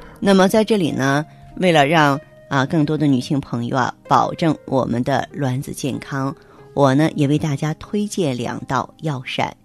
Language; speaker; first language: Chinese; native; Chinese